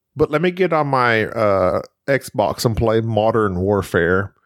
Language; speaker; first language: English; native; English